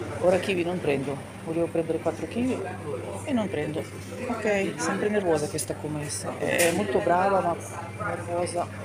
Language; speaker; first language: Italian; non-native, learner; Ukrainian